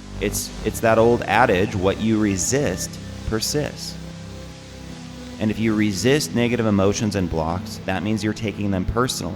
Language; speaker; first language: English; native; English